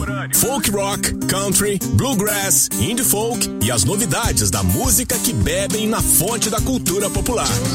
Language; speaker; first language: Portuguese; native; Portuguese